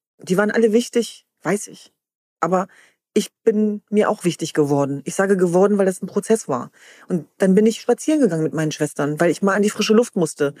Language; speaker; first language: German; early bilingual, other home language; Kurdish